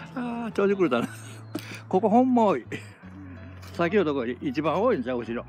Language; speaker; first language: Japanese; native; Japanese